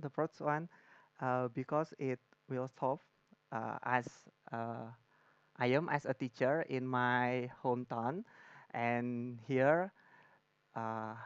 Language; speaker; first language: English; non-native, learner; Indonesian